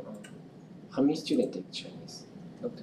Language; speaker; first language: English; non-native, local second language; Japanese